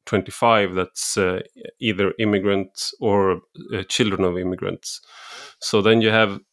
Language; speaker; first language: English; non-native, fluent; Swedish